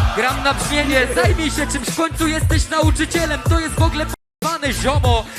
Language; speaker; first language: Polish; native; Polish